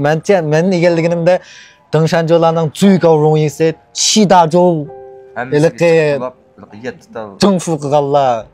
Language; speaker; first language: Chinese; non-native, local second language; Uyghur